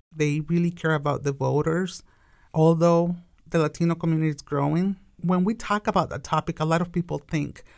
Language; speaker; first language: English; non-native, fluent; Spanish